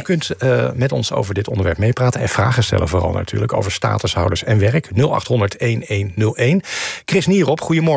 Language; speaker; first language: Dutch; native; Dutch